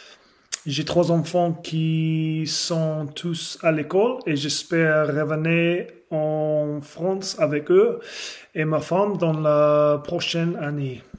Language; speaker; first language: French; non-native, learner; English